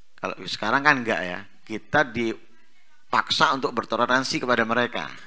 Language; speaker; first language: Indonesian; non-native, local second language; Javanese